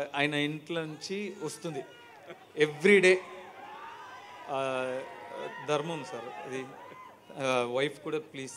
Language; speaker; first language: Telugu; non-native, learner; Tamil